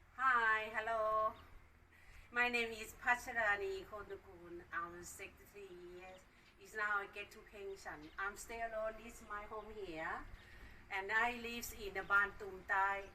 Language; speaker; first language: English; non-native, learner; Thai